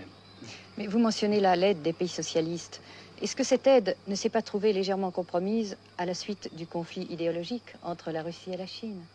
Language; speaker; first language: French; native; French